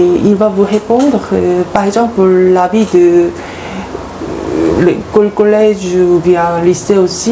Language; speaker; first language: French; non-native, fluent; Korean